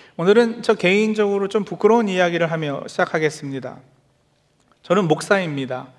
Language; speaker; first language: Korean; native; Korean